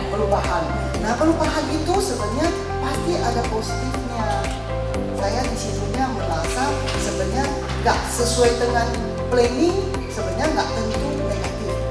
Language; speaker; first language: Indonesian; non-native, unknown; Chinese